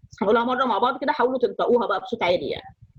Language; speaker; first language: Arabic; native; Arabic